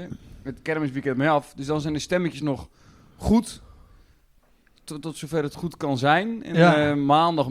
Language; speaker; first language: Dutch; native; Dutch